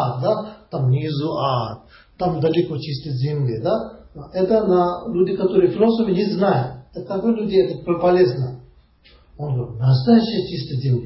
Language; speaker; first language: Russian; non-native, learner; Tibetan